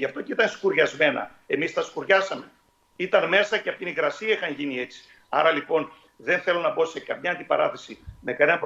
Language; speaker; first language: Greek; native; Greek